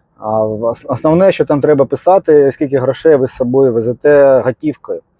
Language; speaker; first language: Ukrainian; non-native, local second language; Russian